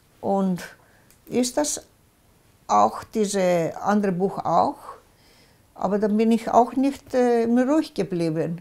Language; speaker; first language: German; non-native, local second language; Greek